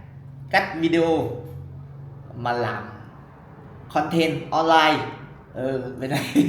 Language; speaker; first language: Vietnamese; non-native, learner; Lao